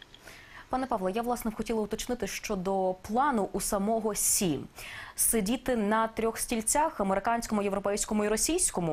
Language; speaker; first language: Ukrainian; native; Ukrainian